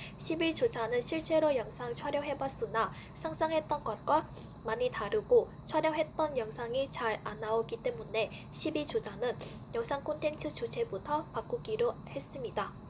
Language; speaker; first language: Korean; non-native, fluent; Vietnamese